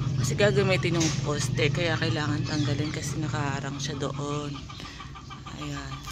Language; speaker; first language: Filipino; non-native, local second language; Pampanga